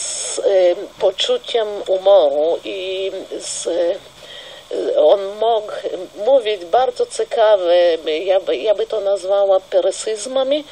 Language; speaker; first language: Polish; non-native, fluent; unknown